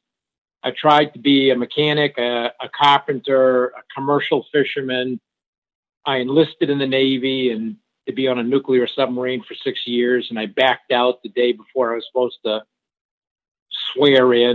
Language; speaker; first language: English; early bilingual, other home language; French